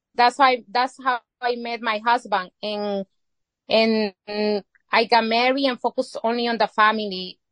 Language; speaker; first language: English; non-native, fluent; Spanish